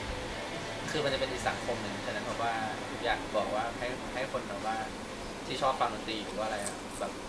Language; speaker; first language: Thai; native; Thai